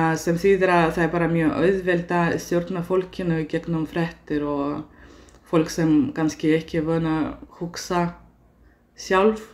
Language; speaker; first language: Icelandic; non-native, fluent; Russian